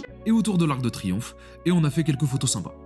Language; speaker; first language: French; native; French